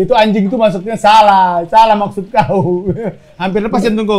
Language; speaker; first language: Indonesian; native; Indonesian